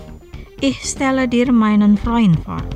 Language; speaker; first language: German; non-native, fluent; Indonesian